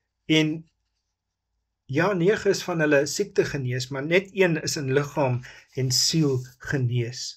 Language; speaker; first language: Afrikaans; native; Afrikaans